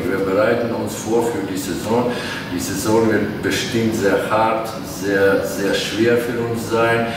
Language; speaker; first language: German; non-native, fluent; Latvian